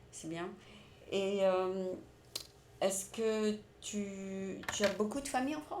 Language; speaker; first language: French; native; French